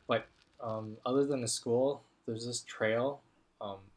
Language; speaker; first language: English; non-native, local second language; Cantonese